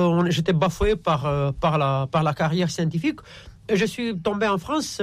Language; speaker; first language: French; non-native, fluent; Romanian